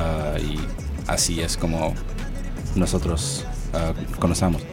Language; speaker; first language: Spanish; early bilingual, heritage; Spanish